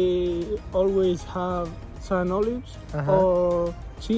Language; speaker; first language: English; non-native, learner; Spanish